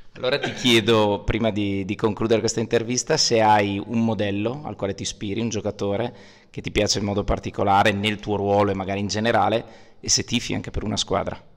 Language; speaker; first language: Italian; native; Italian